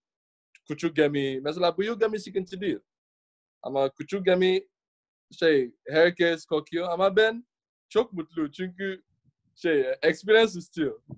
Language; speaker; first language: Turkish; non-native, learner; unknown